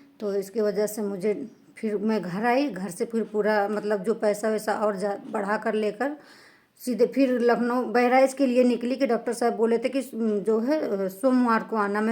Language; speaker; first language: Hindi; native; Hindi